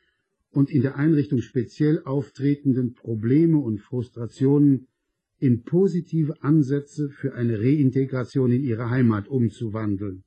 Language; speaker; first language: German; native; German